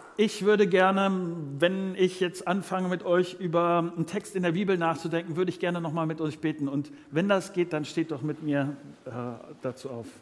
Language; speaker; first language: German; native; German